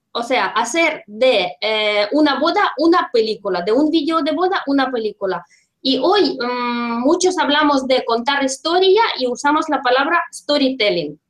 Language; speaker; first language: Spanish; non-native, fluent; Russian